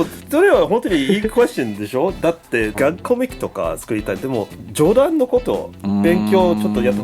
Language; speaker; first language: Japanese; non-native, learner; English